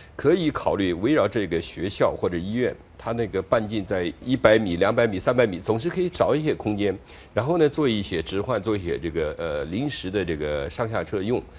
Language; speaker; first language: Chinese; native; Chinese